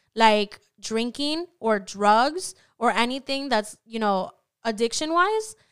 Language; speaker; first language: English; native; English